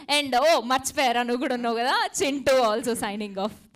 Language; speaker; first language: Telugu; native; Telugu